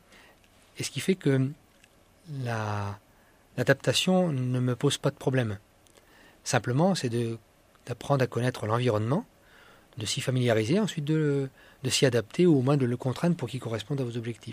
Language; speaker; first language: French; native; French